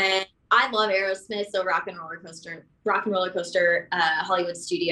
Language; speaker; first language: English; native; English